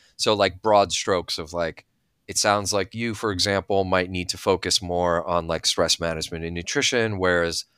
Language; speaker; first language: English; early bilingual, other home language; Bulgarian